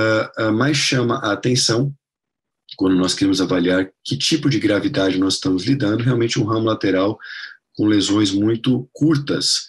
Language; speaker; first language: Portuguese; non-native, fluent; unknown